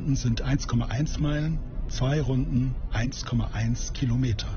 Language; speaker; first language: German; native; German